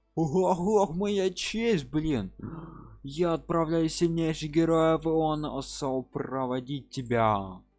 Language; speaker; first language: Russian; non-native, local second language; Ukrainian